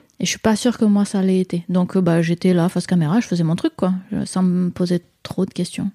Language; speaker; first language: French; native; French